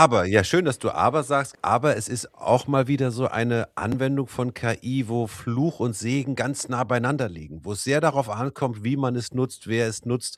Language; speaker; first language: German; native; German